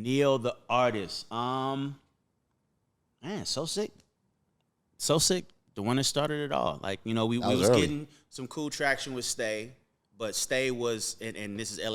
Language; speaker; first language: English; native; English